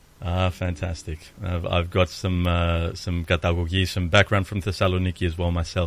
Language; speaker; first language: English; early bilingual, other home language; Greek